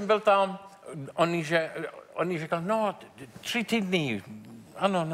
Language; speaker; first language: Czech; non-native, learner; English